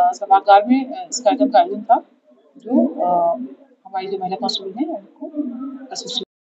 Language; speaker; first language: Hindi; native; Hindi